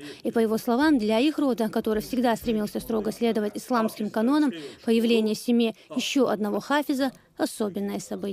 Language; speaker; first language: Russian; native; Russian